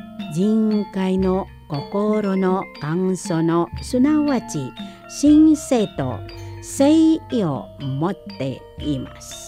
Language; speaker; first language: Japanese; non-native, fluent; Indonesian